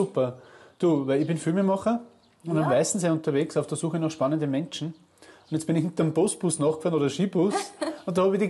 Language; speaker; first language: German; native; German